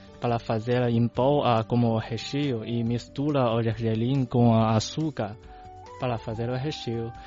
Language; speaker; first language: Portuguese; non-native, learner; Chinese